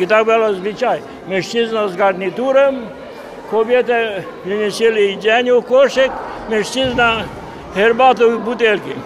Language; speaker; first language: Polish; early bilingual, heritage; Polish